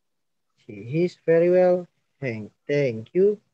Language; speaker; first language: English; non-native, learner; Indonesian